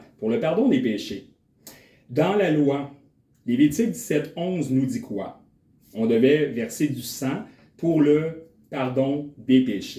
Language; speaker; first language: French; native; French